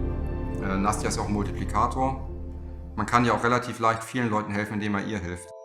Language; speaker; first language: German; native; German